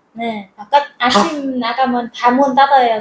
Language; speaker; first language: Korean; non-native, learner; Vietnamese